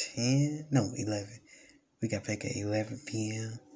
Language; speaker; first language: English; native; English